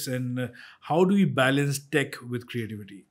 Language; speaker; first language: English; non-native, local second language; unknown